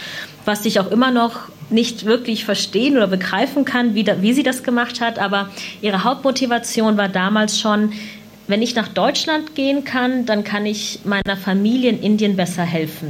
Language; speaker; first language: German; early bilingual, other home language; Punjabi